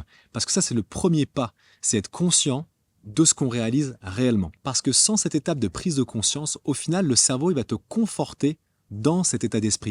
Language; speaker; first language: French; native; French